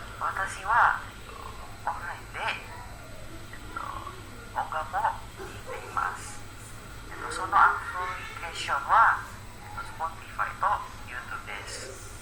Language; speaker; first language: Japanese; non-native, learner; Indonesian